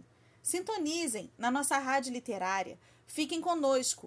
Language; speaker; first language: Portuguese; native; Portuguese